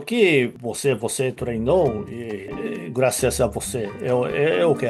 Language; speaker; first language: Portuguese; non-native, fluent; Japanese